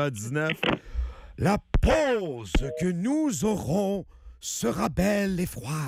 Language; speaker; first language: French; native; French